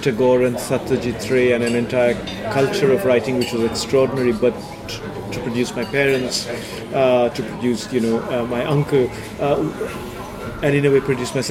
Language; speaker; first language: English; non-native, local second language; Bangla